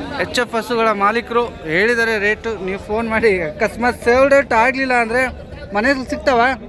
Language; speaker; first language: Kannada; native; Kannada